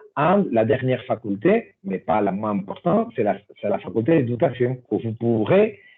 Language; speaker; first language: French; non-native, fluent; Spanish